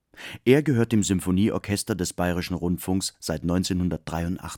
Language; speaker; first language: German; native; German